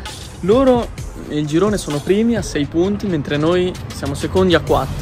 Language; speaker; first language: Italian; native; Italian